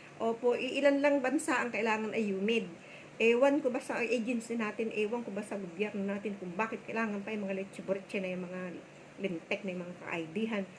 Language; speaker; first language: Filipino; non-native, local second language; Bikol